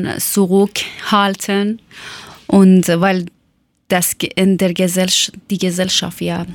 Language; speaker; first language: German; non-native, learner; Persian